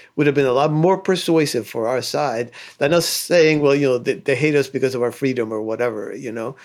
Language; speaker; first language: English; early bilingual, other home language; Spanish